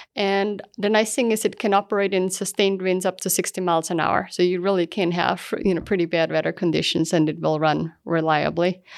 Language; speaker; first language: English; non-native, fluent; German